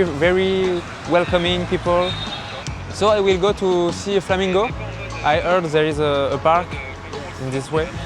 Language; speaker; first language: English; non-native, learner; French